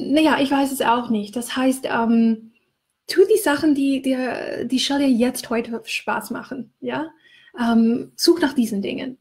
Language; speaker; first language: German; non-native, fluent; English